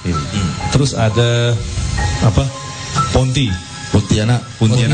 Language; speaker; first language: Indonesian; native; Indonesian